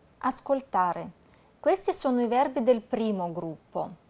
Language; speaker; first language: Italian; non-native, fluent; Russian